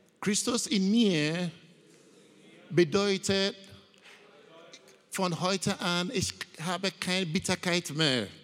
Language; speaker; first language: German; non-native, learner; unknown